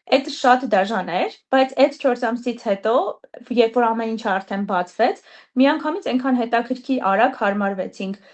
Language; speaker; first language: Armenian; native; Armenian